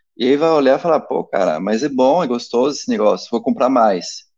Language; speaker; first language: Portuguese; non-native, fluent; French